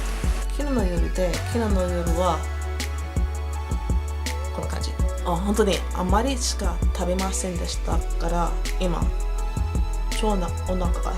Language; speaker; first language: Japanese; non-native, learner; English